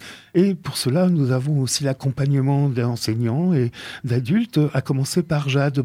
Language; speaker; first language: French; native; French